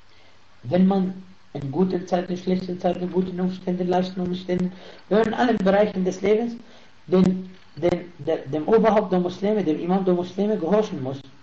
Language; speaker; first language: German; non-native, fluent; Arabic